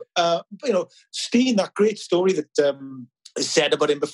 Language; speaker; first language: English; native; English